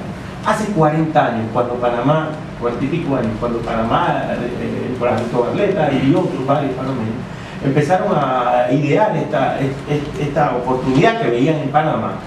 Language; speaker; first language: Spanish; native; Spanish